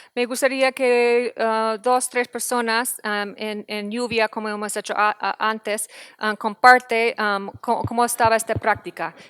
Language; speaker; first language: Spanish; non-native, fluent; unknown